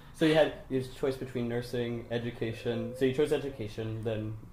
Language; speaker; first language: English; native; English